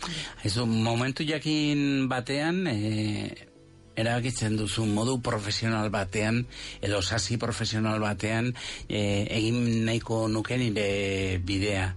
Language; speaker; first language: Basque; native; Basque